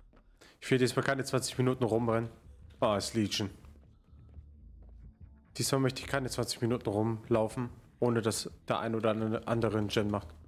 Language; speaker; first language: German; native; German